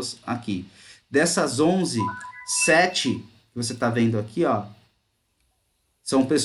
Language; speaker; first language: Portuguese; native; Portuguese